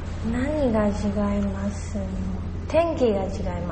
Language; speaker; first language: Japanese; non-native, learner; Chinese